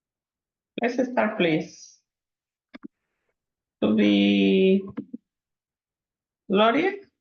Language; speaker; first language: English; non-native, fluent; Spanish